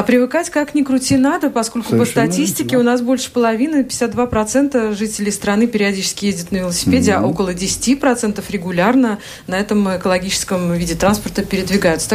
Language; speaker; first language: Russian; native; Russian